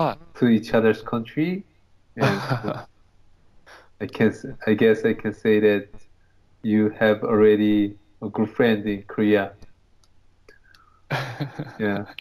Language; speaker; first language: English; non-native, learner; Korean